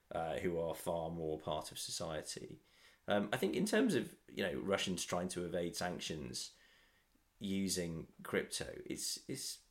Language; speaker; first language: English; native; English